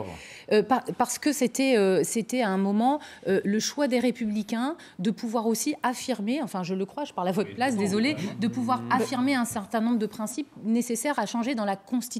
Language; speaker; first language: French; native; French